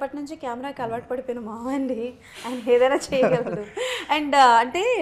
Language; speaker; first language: Telugu; native; Telugu